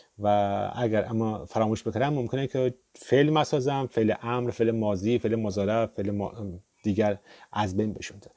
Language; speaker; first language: Persian; non-native, local second language; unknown